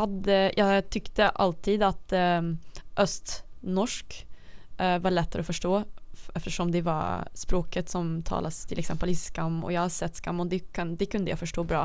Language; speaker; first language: Swedish; non-native, fluent; Dutch